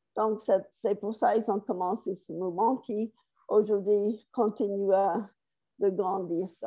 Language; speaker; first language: French; non-native, fluent; English